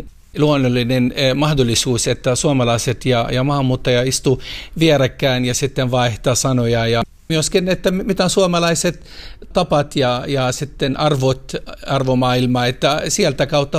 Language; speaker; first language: Finnish; non-native, fluent; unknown